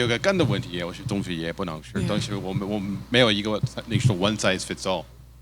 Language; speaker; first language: Chinese; early bilingual, heritage; Chinese